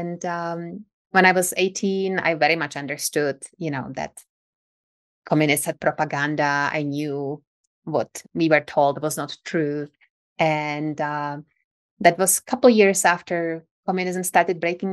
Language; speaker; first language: English; non-native, fluent; Czech